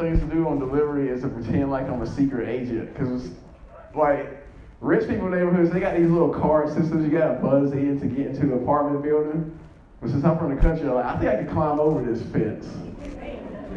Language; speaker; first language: English; native; English